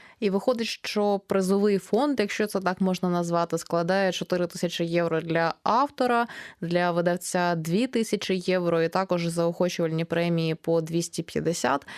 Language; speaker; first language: Ukrainian; native; Ukrainian